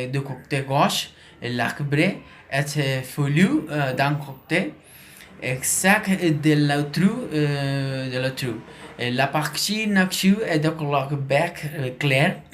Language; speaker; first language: French; non-native, learner; Spanish